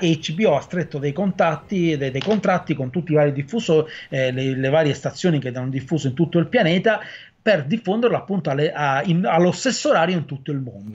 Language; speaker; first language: Italian; native; Italian